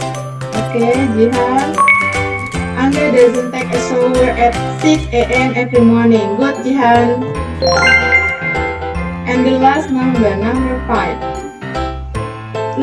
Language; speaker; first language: English; non-native, fluent; Indonesian